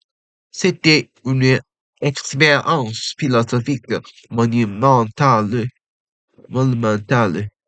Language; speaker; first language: French; non-native, learner; Japanese